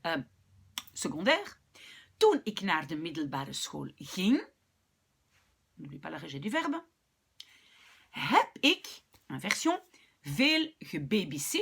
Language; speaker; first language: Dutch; non-native, local second language; French